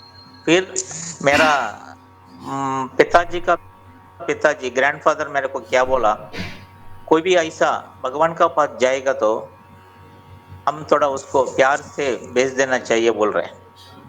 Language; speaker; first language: Hindi; non-native, local second language; Telugu